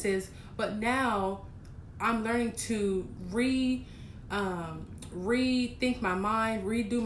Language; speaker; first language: English; native; English